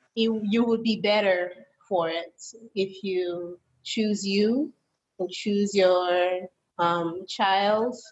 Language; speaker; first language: English; early bilingual, other home language; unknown